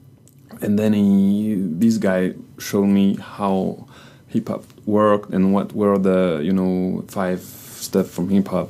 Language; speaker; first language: English; non-native, fluent; French